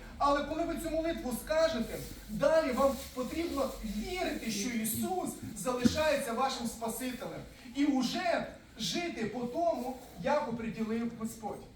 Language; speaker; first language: Ukrainian; native; Ukrainian